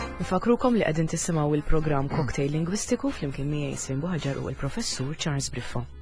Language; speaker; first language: Maltese; native; Maltese